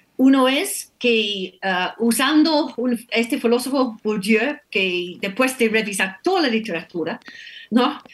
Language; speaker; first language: Spanish; non-native, fluent; English